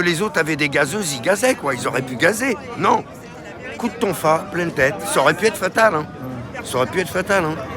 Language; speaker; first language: French; native; French